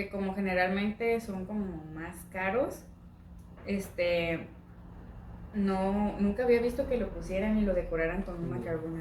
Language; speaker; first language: Spanish; native; Spanish